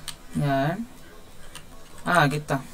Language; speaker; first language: Spanish; native; Spanish